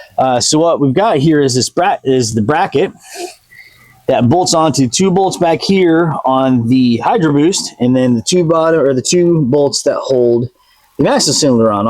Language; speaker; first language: English; native; English